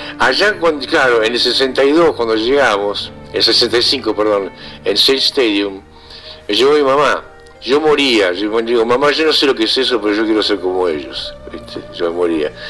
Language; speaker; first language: Spanish; native; Spanish